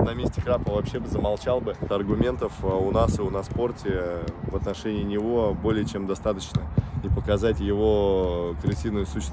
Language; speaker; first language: Russian; native; Russian